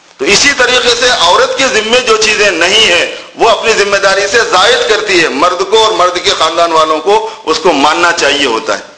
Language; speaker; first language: Urdu; native; Urdu